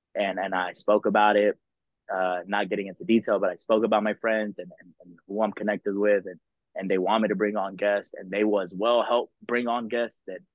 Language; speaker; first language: English; native; English